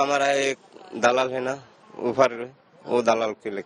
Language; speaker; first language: Hindi; non-native, learner; Bangla